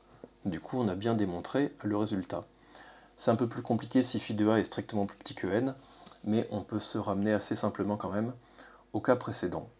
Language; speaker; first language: French; native; French